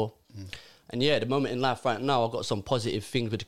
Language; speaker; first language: English; native; English